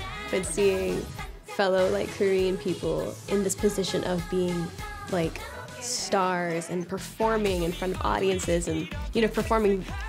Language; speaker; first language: English; native; English